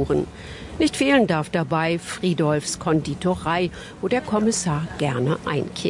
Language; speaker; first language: German; native; German